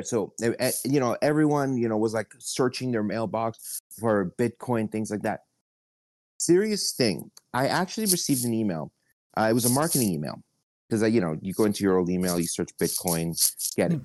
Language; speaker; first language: English; early bilingual, other home language; Spanish